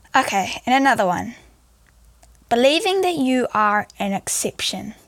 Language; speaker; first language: English; native; English